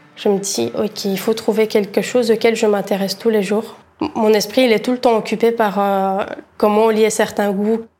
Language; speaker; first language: French; early bilingual, other home language; Bulgarian